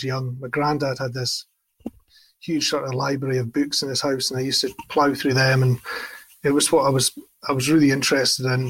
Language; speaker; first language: English; native; English